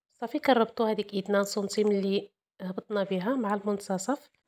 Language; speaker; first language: Arabic; native; Arabic